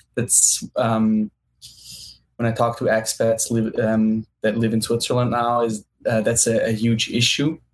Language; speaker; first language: English; non-native, fluent; German